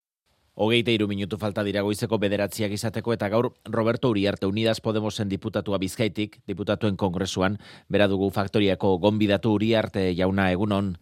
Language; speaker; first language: Basque; native; Basque